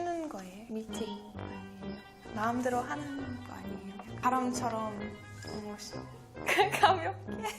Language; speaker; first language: Korean; non-native, learner; English